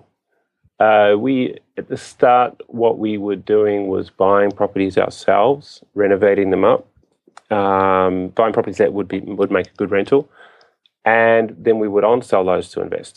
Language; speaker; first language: English; native; English